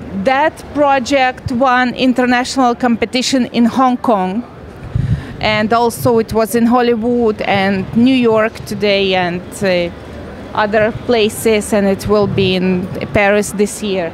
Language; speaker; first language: English; non-native, learner; Russian